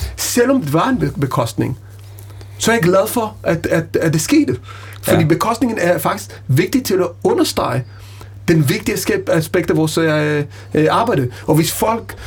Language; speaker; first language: Danish; non-native, fluent; Hebrew